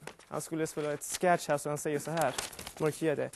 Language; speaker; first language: Swedish; non-native, fluent; Persian